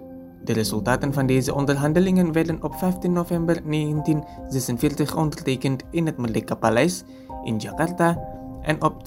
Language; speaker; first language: Dutch; non-native, fluent; Indonesian